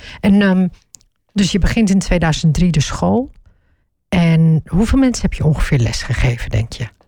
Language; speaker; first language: Dutch; early bilingual, other home language; Turkish